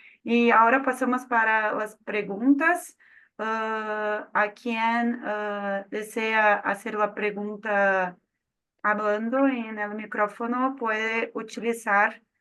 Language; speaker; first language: Spanish; non-native, fluent; Portuguese